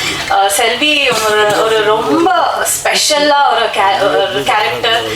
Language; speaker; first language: Tamil; non-native, learner; Kannada